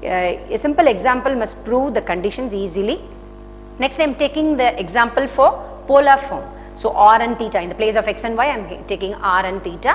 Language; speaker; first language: English; non-native, local second language; Tamil